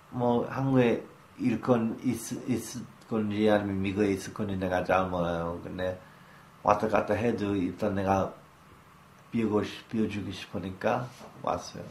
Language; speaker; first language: Korean; early bilingual, heritage; English